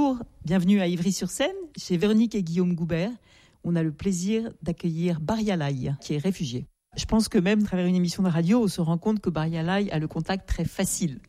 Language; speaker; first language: French; native; French